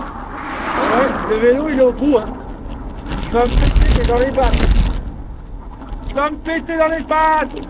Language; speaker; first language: French; native; French